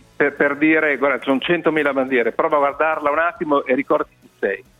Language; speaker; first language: Italian; native; Italian